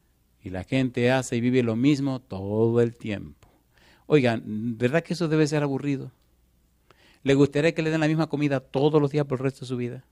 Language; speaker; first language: Spanish; native; Spanish